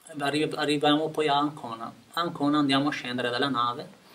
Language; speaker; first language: Italian; non-native, fluent; Albanian